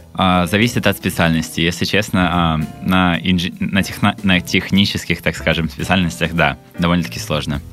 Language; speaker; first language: Russian; native; Russian